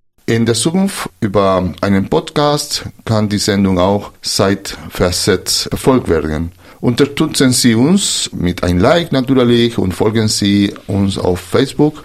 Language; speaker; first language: German; non-native, fluent; Spanish